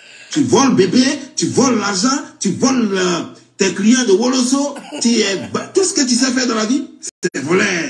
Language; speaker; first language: French; non-native, local second language; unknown